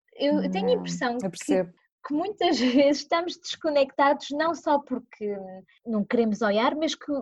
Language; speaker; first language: Portuguese; early bilingual, heritage; Portuguese